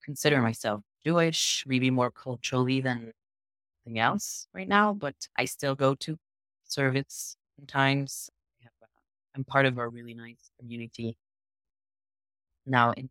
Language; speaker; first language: English; non-native, fluent; French